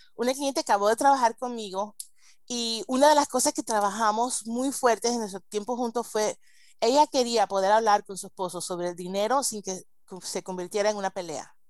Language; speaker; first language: Spanish; early bilingual, heritage; Spanish